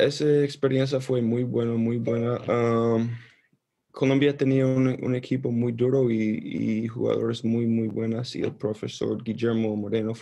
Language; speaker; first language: Spanish; early bilingual, heritage; Spanish